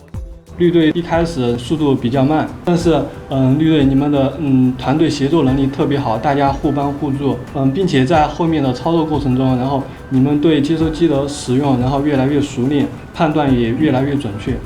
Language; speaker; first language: Chinese; native; Chinese